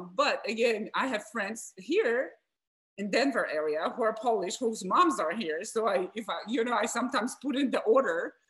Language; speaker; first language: English; non-native, fluent; Polish